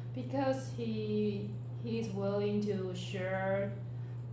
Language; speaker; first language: English; non-native, learner; Chinese